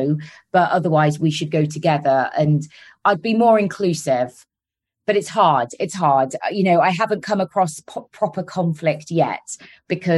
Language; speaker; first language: English; native; English